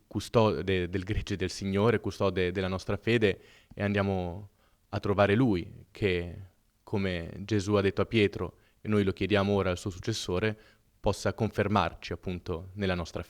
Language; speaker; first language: Italian; native; Italian